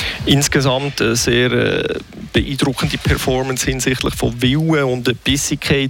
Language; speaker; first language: German; native; German